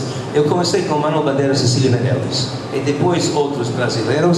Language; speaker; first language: Portuguese; non-native, fluent; English